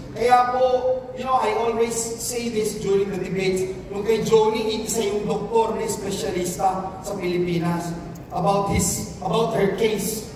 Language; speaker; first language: Filipino; native; Filipino